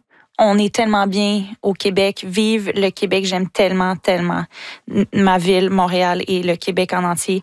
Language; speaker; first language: French; native; French